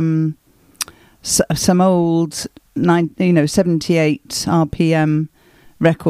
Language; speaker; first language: English; native; English